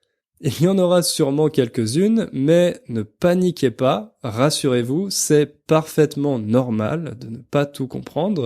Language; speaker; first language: French; native; French